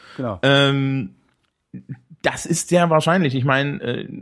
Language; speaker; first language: German; native; German